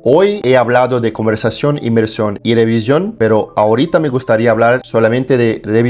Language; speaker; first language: Spanish; non-native, fluent; Portuguese